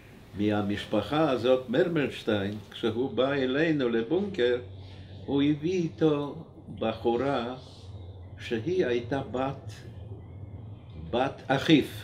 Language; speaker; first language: Hebrew; non-native, fluent; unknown